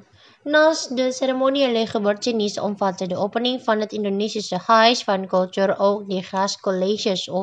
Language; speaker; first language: Dutch; non-native, fluent; Indonesian